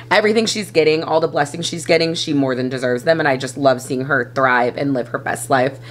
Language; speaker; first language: English; native; English